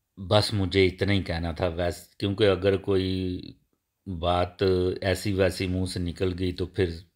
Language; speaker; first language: Urdu; non-native, local second language; Punjabi